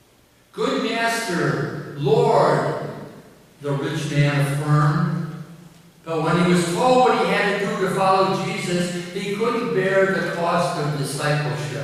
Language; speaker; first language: English; native; English